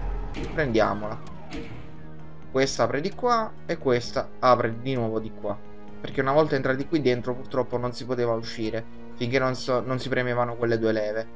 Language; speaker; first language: Italian; native; Italian